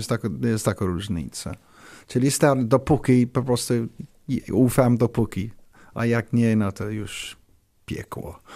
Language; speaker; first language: Polish; non-native, learner; English